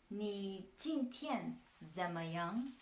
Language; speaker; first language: Chinese; non-native, learner; English